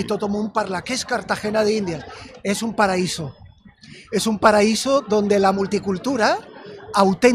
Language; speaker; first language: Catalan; non-native, fluent; Spanish